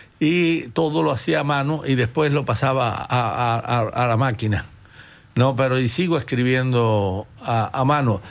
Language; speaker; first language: Spanish; native; Spanish